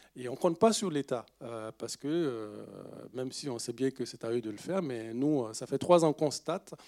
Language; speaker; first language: French; non-native, local second language; Dyula